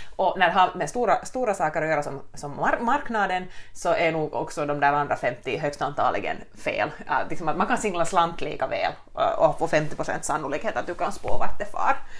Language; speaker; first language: Swedish; native; Swedish